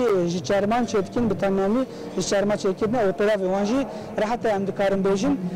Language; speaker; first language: Kurdish; non-native, local second language; Turkish